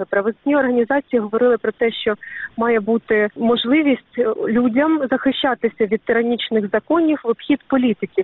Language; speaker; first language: Ukrainian; native; Ukrainian